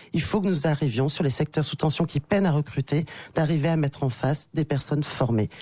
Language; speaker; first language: French; native; French